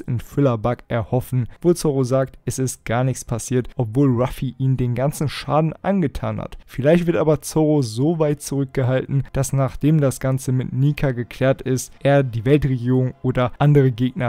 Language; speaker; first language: German; native; German